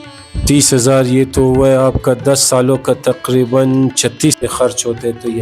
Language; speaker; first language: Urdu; non-native, local second language; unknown